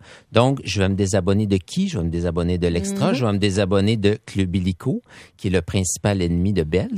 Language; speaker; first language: French; native; French